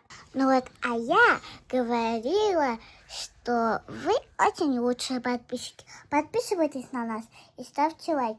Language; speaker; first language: Russian; early bilingual, other home language; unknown